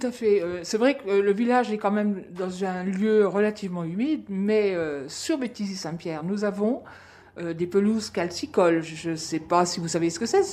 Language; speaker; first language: French; native; French